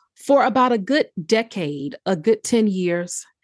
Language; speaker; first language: English; native; English